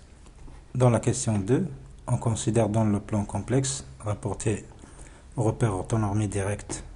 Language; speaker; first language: French; non-native, local second language; Arabic